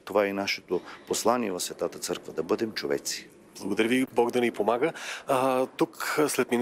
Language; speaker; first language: Bulgarian; native; Bulgarian